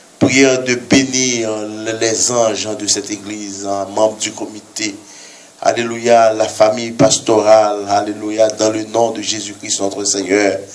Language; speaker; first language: French; non-native, local second language; Haitian Creole